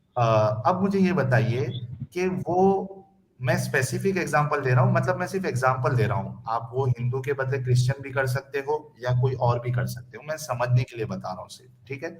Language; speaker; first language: Urdu; native; Urdu